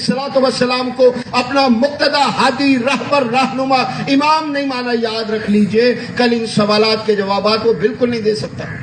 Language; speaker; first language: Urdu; non-native, local second language; Punjabi